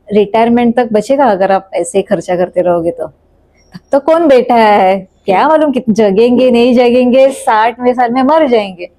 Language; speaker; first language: Hindi; non-native, local second language; Marathi